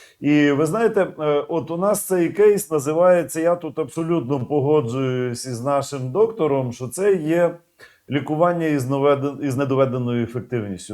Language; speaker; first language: Ukrainian; native; Ukrainian